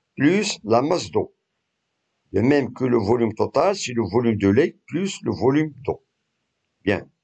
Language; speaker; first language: French; non-native, local second language; Arabic